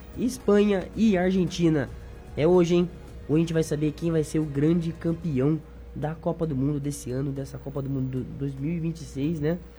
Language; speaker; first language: Portuguese; native; Portuguese